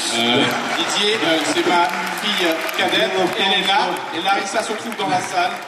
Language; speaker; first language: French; non-native, fluent; Russian